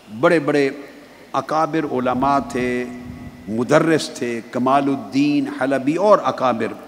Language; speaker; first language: Urdu; non-native, local second language; Punjabi